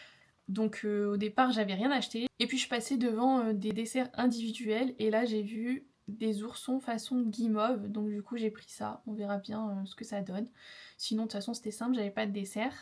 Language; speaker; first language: French; native; French